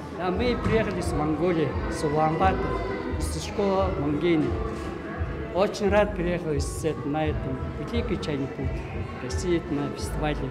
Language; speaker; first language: Russian; non-native, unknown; Mongolian